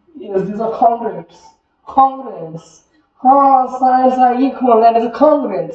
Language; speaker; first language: English; non-native, local second language; Marathi